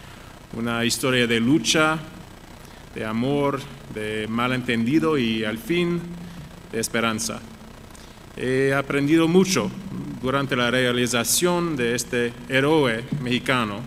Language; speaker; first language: Spanish; non-native, learner; English